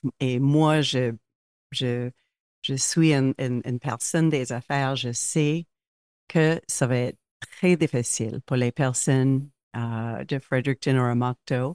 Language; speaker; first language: French; non-native, local second language; English